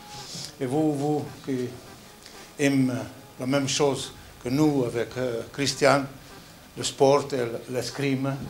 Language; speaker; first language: French; non-native, learner; Hungarian